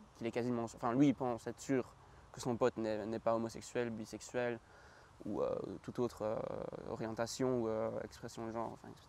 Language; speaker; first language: French; native; French